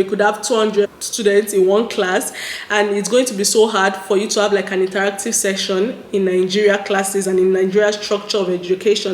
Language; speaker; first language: English; non-native, local second language; Yoruba